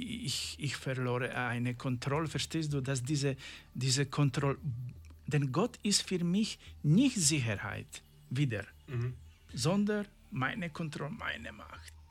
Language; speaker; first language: German; non-native, learner; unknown